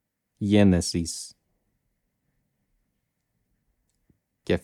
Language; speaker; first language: Greek; non-native, fluent; English